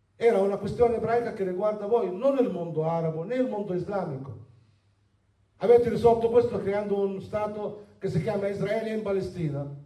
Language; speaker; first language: Italian; non-native, fluent; Arabic